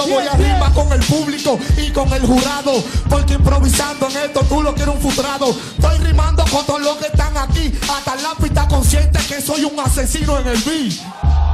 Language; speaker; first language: Spanish; native; Spanish